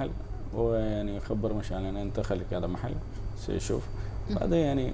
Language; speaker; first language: Arabic; non-native, learner; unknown